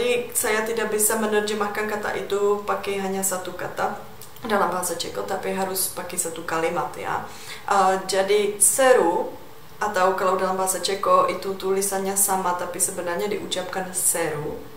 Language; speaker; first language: Indonesian; non-native, fluent; Czech